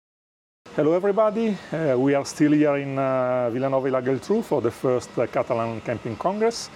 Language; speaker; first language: English; non-native, fluent; Italian